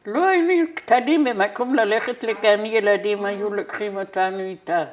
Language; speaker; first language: Hebrew; non-native, fluent; Persian